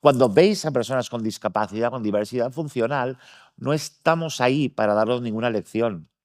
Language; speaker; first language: Spanish; native; Spanish